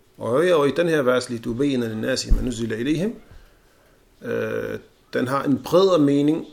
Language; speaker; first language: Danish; non-native, fluent; Arabic